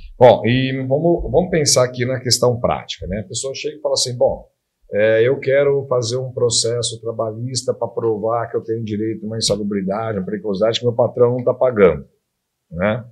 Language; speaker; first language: Portuguese; native; Portuguese